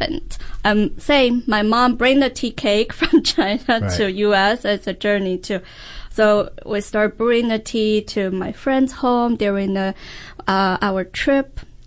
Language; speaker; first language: English; non-native, fluent; Chinese